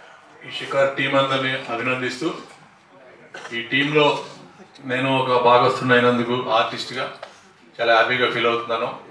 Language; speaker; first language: Telugu; native; Telugu